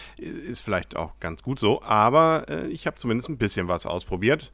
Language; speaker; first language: German; native; German